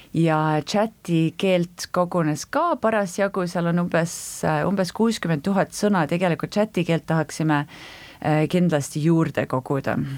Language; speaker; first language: Estonian; early bilingual, heritage; Estonian